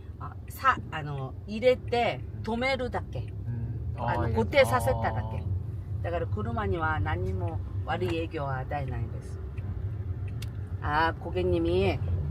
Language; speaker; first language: Japanese; non-native, local second language; Korean